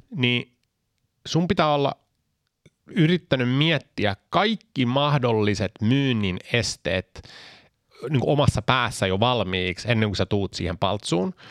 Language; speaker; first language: Finnish; early bilingual, heritage; Finnish